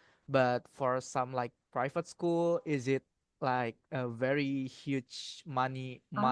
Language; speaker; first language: English; non-native, learner; Indonesian